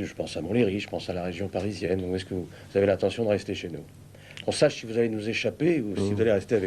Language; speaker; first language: French; native; French